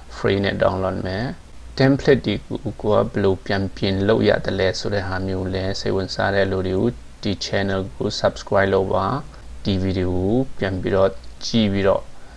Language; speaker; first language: Burmese; non-native, local second language; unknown